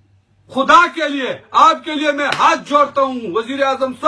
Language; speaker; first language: Hindi; non-native, local second language; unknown